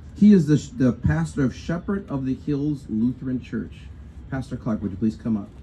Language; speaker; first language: English; native; English